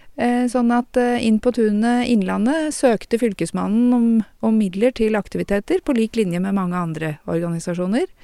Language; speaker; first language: Norwegian; native; Norwegian